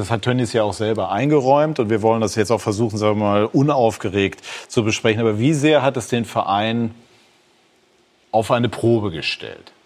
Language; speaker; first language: German; native; German